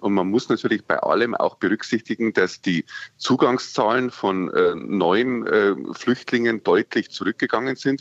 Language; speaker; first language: German; native; German